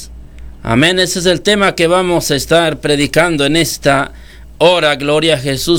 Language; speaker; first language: Spanish; native; Spanish